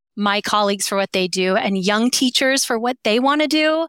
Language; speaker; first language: English; native; English